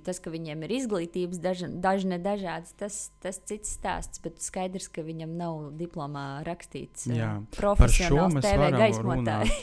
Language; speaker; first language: Latvian; native; Latvian